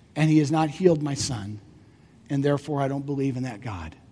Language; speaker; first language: English; native; English